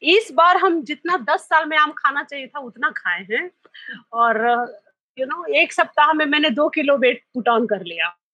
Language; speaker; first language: Hindi; native; Hindi